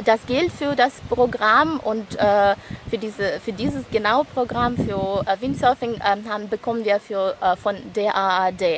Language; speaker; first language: German; non-native, fluent; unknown